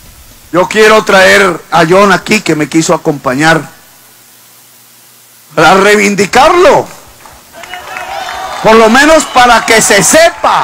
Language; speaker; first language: Spanish; native; Spanish